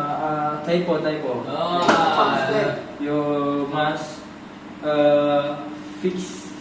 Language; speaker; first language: English; non-native, learner; Indonesian